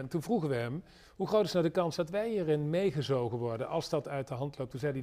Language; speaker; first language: Dutch; native; Dutch